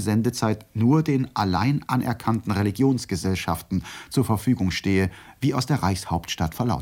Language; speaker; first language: German; native; German